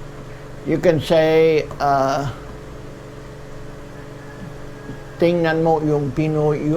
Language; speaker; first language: Filipino; non-native, learner; English